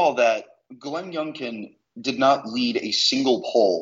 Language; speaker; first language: English; native; English